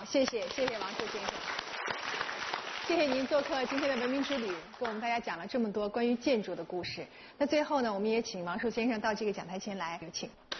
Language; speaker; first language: Chinese; native; Chinese